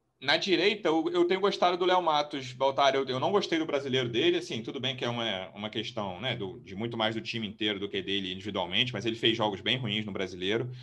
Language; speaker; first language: Portuguese; native; Portuguese